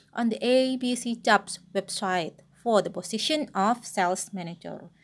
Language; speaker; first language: English; non-native, fluent; Indonesian